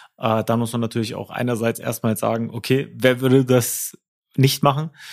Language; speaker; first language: German; native; German